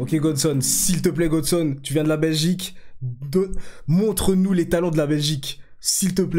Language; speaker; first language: French; native; French